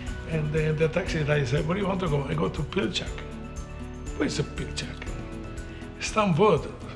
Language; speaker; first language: English; non-native, learner; Italian